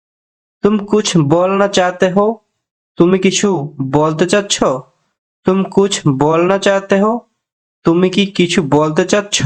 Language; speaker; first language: Hindi; non-native, local second language; Bangla